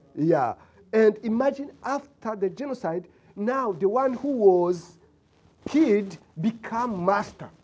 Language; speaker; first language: English; non-native, local second language; Kinyarwanda